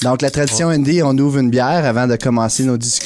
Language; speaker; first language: French; native; French